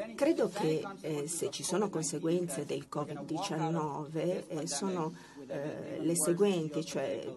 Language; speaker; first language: Italian; non-native, fluent; Catalan